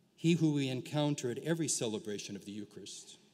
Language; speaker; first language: English; early bilingual, other home language; Portuguese